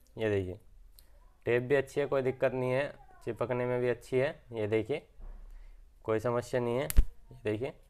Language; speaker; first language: Hindi; native; Hindi